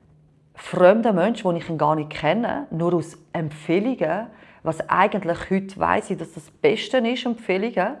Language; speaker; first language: German; non-native, fluent; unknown